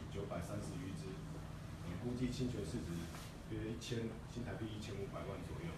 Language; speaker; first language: Chinese; native; Chinese